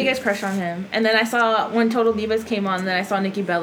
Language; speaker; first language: English; early bilingual, other home language; Spanish